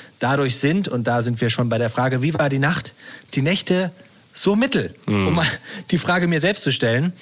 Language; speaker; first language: German; native; German